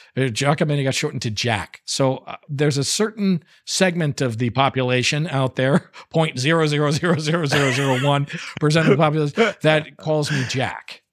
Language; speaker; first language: English; native; English